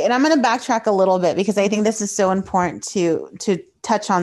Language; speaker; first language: English; early bilingual, other home language; Spanish